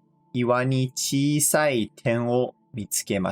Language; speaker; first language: Japanese; non-native, fluent; English